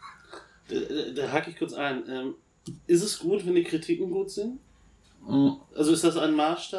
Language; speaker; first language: German; native; German